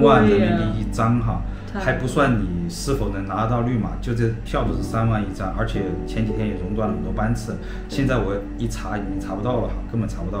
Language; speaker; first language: Chinese; native; Chinese